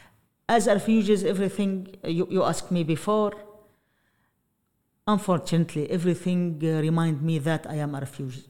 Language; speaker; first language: English; non-native, learner; Arabic